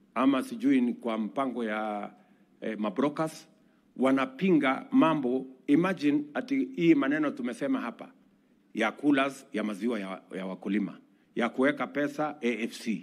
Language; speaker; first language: Swahili; non-native, local second language; Kalenjin